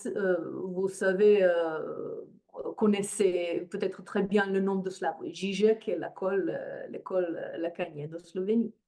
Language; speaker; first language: French; non-native, fluent; Slovenian